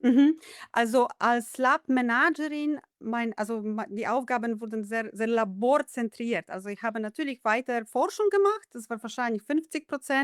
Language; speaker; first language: German; non-native, fluent; Polish